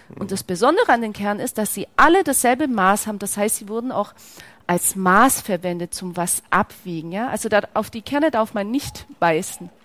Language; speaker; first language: German; non-native, fluent; Greek